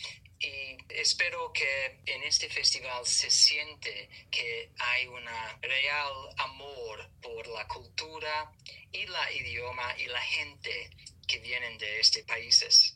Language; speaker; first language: Spanish; non-native, learner; English